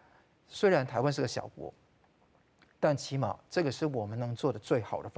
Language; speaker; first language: Chinese; non-native, local second language; Cantonese